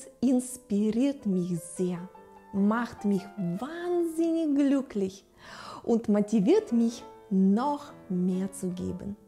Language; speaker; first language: German; non-native, fluent; Russian